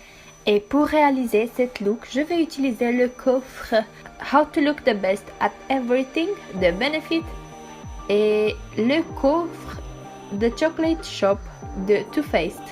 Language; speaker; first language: French; non-native, fluent; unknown